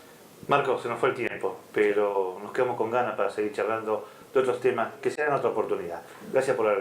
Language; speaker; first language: Spanish; native; Spanish